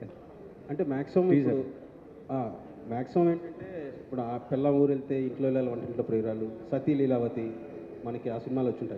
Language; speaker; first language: Telugu; native; Telugu